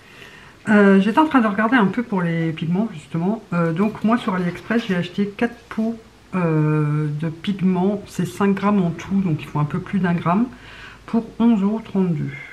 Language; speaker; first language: French; native; French